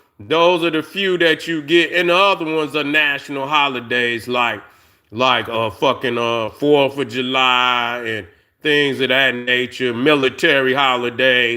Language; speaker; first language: English; native; English